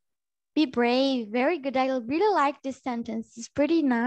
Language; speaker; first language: English; non-native, learner; Portuguese